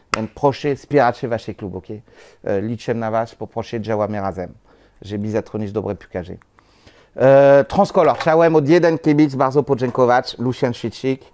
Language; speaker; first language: Polish; non-native, learner; French